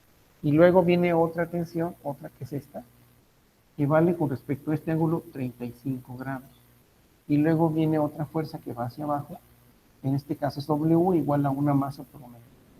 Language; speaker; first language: Spanish; native; Spanish